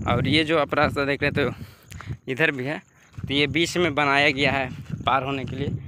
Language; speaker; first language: Hindi; native; Hindi